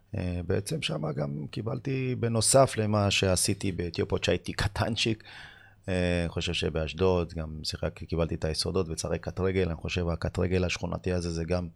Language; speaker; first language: Hebrew; early bilingual, other home language; Amharic